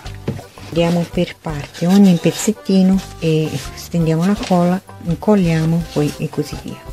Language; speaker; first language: Italian; non-native, fluent; Portuguese